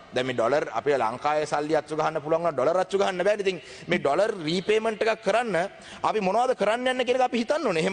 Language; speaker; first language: Sinhala; non-native, local second language; Tamil